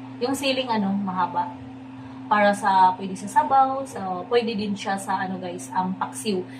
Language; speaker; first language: Filipino; non-native, local second language; Cebuano